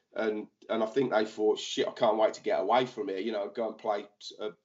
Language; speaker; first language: English; native; English